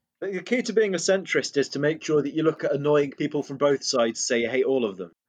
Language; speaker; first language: English; native; English